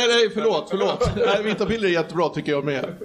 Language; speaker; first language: Swedish; native; Swedish